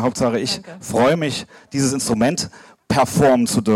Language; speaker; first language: German; native; German